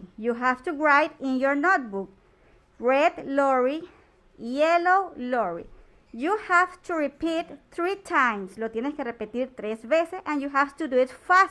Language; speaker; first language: English; non-native, fluent; Spanish